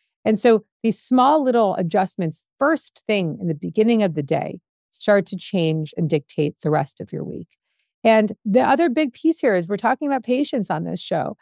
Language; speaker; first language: English; native; English